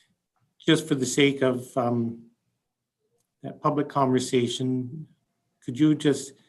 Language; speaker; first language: English; native; English